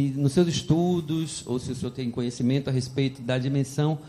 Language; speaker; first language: Portuguese; native; Portuguese